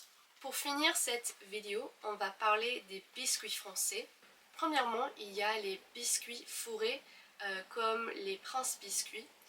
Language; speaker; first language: French; non-native, fluent; English